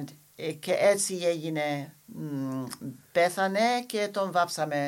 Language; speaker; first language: Greek; non-native, fluent; English